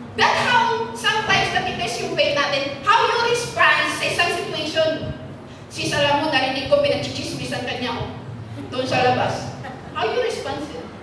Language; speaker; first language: Filipino; non-native, local second language; Hiligaynon